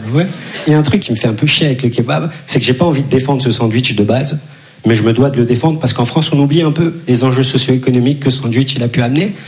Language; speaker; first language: French; early bilingual, other home language; Turkish